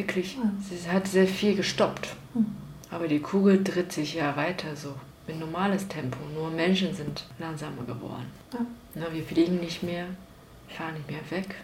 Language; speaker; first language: German; non-native, fluent; Chinese